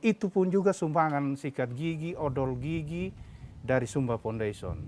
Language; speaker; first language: Indonesian; non-native, local second language; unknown